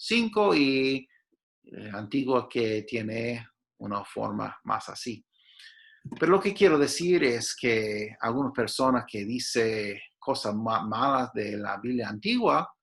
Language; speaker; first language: Spanish; non-native, fluent; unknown